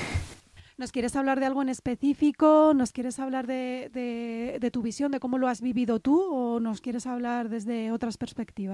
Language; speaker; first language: Spanish; native; Spanish